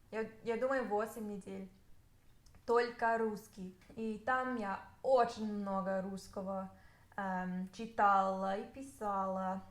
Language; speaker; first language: Russian; non-native, fluent; English